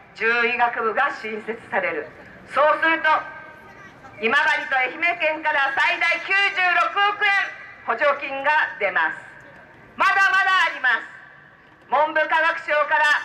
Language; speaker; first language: Japanese; native; Japanese